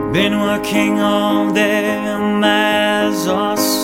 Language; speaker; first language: German; native; German